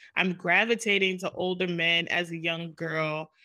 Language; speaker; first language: English; native; English